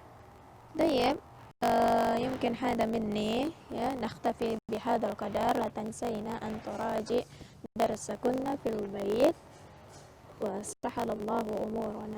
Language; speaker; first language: Arabic; non-native, fluent; Indonesian